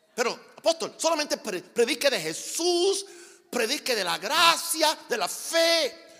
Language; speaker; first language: Spanish; native; Spanish